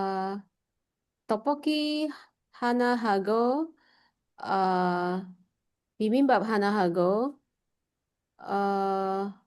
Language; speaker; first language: Korean; non-native, learner; Indonesian